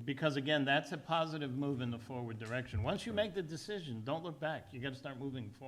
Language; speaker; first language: English; native; English